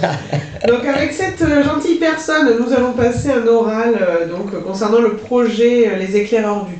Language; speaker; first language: French; native; French